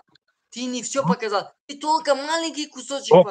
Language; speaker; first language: Russian; non-native, learner; Tajik